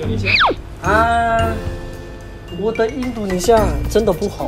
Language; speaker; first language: Chinese; non-native, fluent; Indonesian